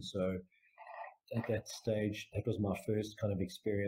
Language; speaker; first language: English; native; English